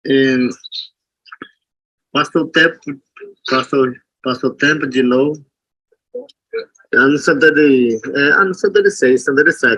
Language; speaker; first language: Portuguese; non-native, local second language; Yanomámi